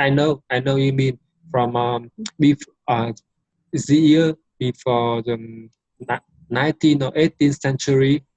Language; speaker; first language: English; non-native, learner; Vietnamese